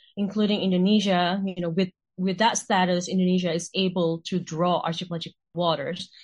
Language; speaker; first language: English; non-native, fluent; Indonesian